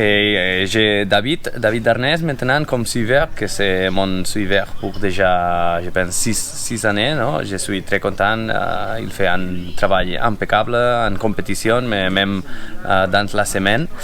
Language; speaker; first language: French; non-native, fluent; Spanish